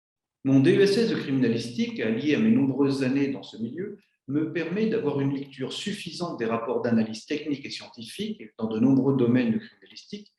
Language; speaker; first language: French; native; French